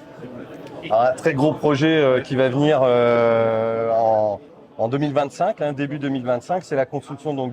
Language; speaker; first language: French; native; French